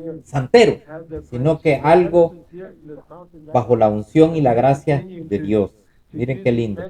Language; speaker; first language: Spanish; native; Spanish